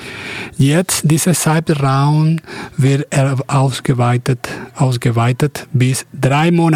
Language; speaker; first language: German; non-native, fluent; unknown